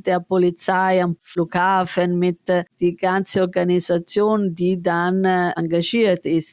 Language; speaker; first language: German; non-native, fluent; Italian